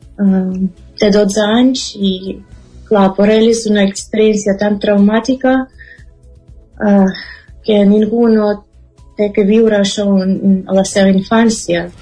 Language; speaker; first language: Catalan; non-native, fluent; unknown